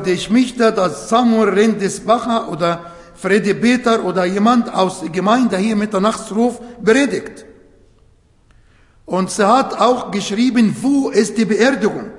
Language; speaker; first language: German; non-native, fluent; Arabic